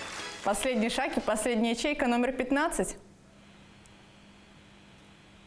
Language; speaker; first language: Russian; native; Russian